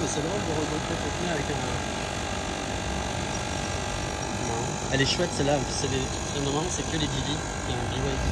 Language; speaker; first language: French; native; French